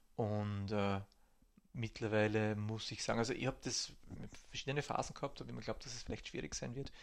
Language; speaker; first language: German; native; German